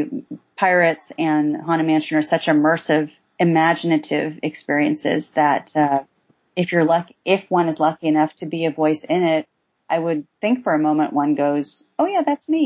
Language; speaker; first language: English; native; English